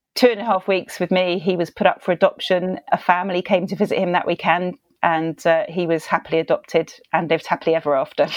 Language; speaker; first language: English; native; English